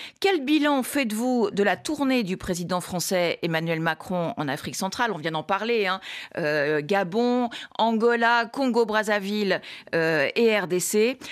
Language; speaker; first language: French; native; French